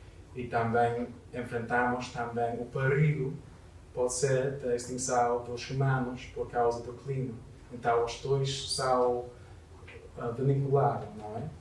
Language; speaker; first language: Portuguese; non-native, learner; English